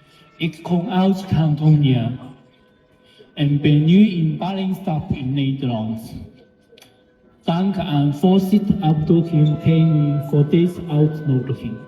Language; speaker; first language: Dutch; non-native, learner; Cantonese